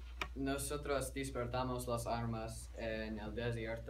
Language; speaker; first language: Spanish; non-native, learner; English